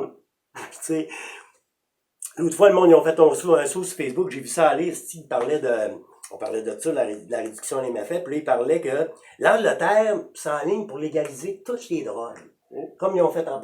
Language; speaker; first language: French; native; French